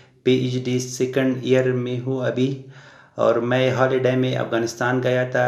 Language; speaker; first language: Hindi; non-native, learner; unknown